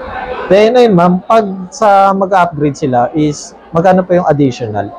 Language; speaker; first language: Filipino; native; Filipino